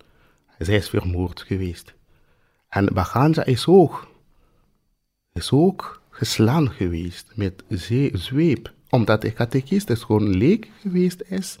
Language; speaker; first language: Dutch; non-native, fluent; Swahili